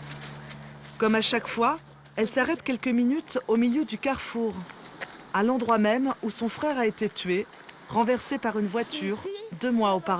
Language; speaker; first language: French; native; French